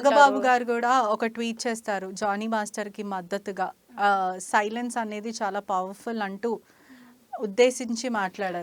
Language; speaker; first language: Telugu; native; Telugu